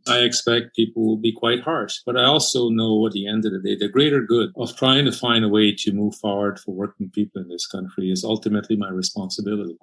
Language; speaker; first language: English; native; English